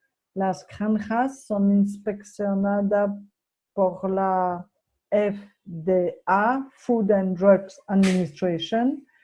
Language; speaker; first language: Spanish; non-native, fluent; French